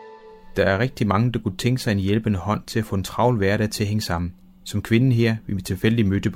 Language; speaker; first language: Danish; native; Danish